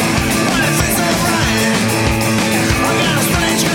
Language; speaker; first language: English; non-native, fluent; Italian